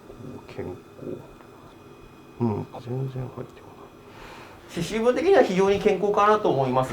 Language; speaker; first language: Japanese; native; Japanese